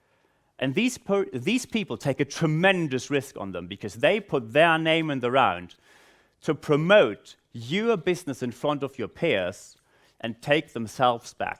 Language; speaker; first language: English; non-native, fluent; German